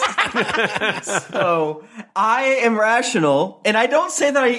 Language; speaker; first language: English; native; English